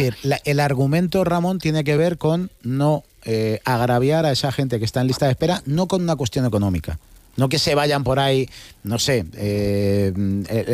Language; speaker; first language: Spanish; native; Spanish